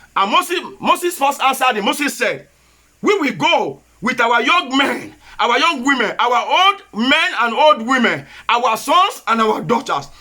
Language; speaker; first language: English; non-native, local second language; Yoruba